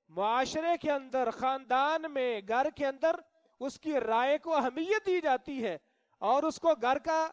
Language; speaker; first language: Urdu; non-native, local second language; Punjabi